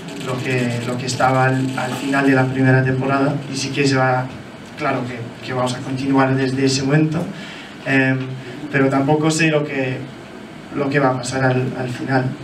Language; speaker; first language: Spanish; non-native, fluent; English